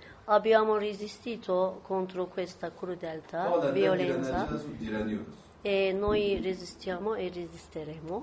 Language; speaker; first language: Italian; non-native, fluent; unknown